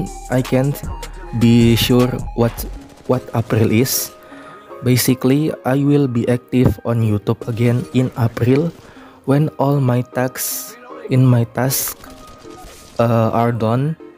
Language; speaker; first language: English; non-native, learner; Indonesian